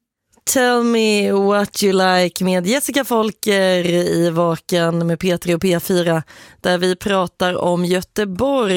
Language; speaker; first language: Swedish; native; Swedish